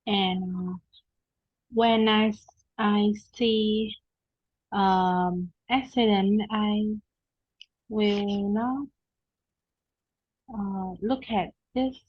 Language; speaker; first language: English; non-native, learner; Vietnamese